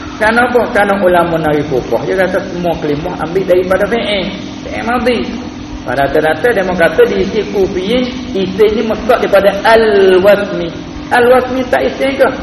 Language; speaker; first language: Malay; native; Malay